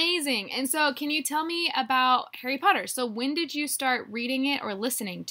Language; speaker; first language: English; native; English